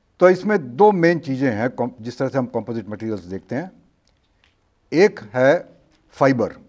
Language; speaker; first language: Hindi; non-native, local second language; Marathi